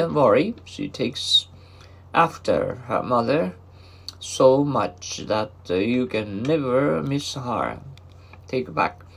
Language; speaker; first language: English; non-native, fluent; Japanese